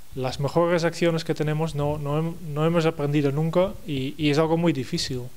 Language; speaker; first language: Spanish; non-native, fluent; Dutch